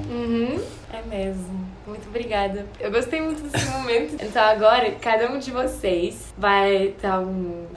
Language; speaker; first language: Portuguese; non-native, fluent; French